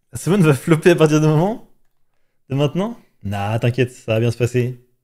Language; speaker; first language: French; native; French